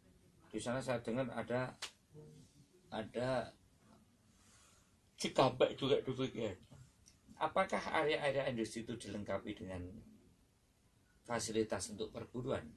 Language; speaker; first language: Indonesian; native; Indonesian